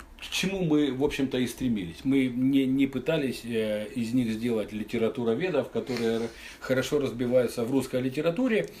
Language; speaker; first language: Russian; native; Russian